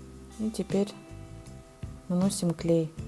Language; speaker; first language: Russian; native; Russian